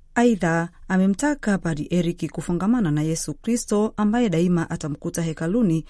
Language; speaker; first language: Swahili; native; Swahili